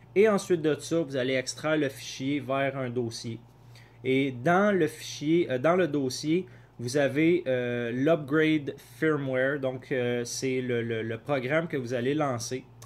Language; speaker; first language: French; native; French